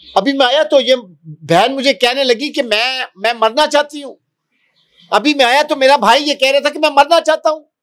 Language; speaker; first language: Urdu; non-native, local second language; Punjabi